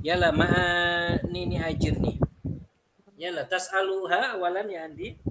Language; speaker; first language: Arabic; non-native, fluent; Indonesian